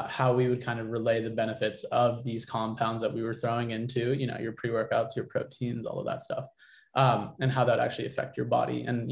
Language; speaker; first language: English; native; English